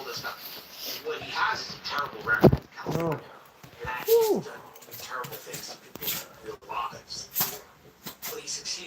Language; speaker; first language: English; native; English